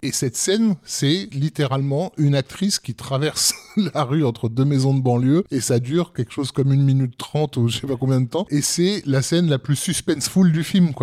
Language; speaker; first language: French; native; French